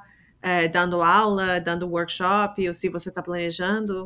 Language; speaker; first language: Portuguese; non-native, fluent; English